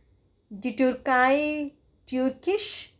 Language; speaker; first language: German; non-native, fluent; Hindi